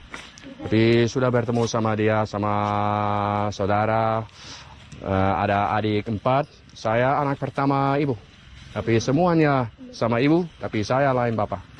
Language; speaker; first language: Indonesian; non-native, learner; Dutch